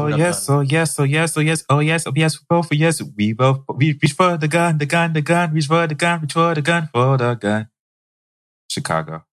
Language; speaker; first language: English; native; English